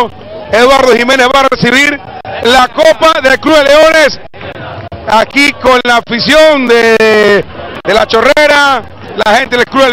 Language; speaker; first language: Spanish; native; Spanish